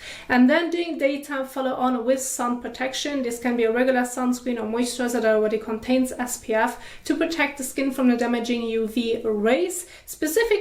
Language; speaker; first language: English; non-native, fluent; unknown